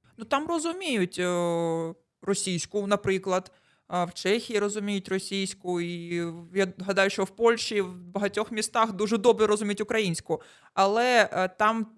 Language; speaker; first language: Ukrainian; non-native, local second language; Russian